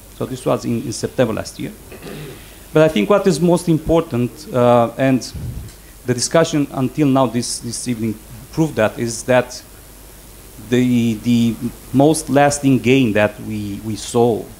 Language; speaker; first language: English; non-native, fluent; Romanian